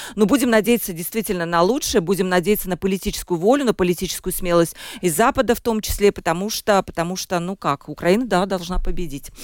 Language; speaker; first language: Russian; native; Russian